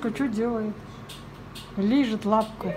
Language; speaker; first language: Russian; native; Russian